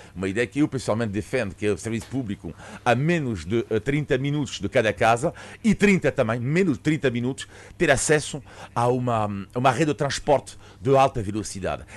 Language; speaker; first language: Portuguese; non-native, fluent; French